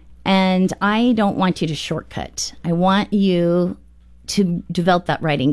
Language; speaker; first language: English; native; English